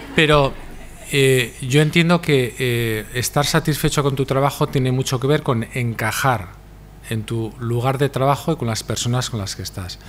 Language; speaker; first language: Spanish; native; Spanish